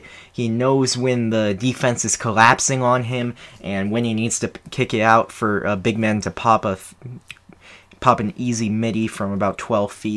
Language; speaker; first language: English; native; English